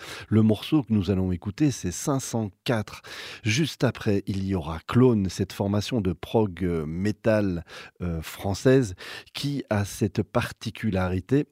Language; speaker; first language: French; native; French